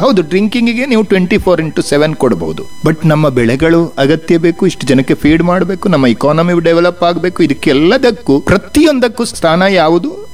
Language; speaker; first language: Kannada; non-native, local second language; Malayalam